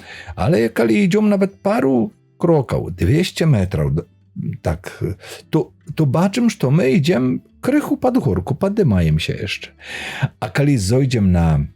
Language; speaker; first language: Polish; non-native, learner; Belarusian